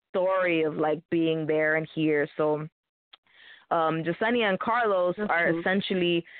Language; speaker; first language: English; early bilingual, other home language; Spanish